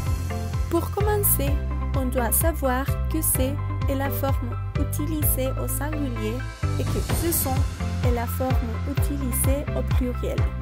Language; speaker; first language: French; non-native, learner; Spanish